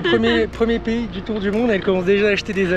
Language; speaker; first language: French; native; French